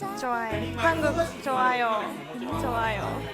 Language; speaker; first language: Korean; non-native, learner; Japanese